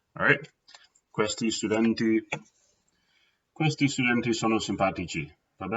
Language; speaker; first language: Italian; non-native, fluent; English